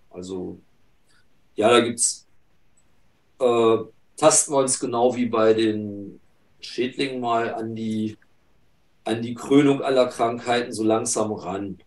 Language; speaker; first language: German; native; German